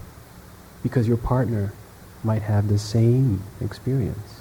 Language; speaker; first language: English; non-native, fluent; Dutch